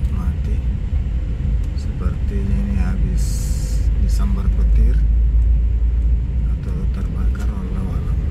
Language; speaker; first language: Indonesian; native; Indonesian